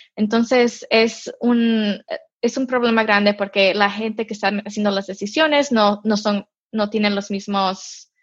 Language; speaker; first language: Spanish; early bilingual, heritage; Spanish